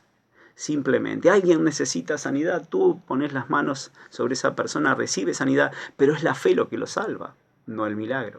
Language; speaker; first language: Spanish; native; Spanish